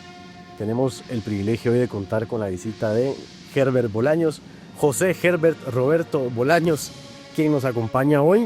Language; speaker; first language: Spanish; native; Spanish